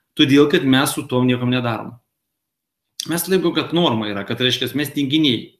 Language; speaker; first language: Lithuanian; non-native, local second language; Russian